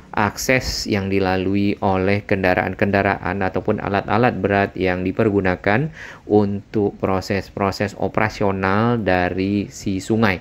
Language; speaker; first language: Indonesian; native; Indonesian